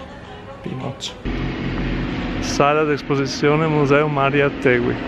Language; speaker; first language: Spanish; non-native, fluent; Italian